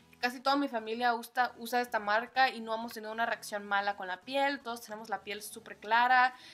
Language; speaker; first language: Spanish; early bilingual, heritage; Spanish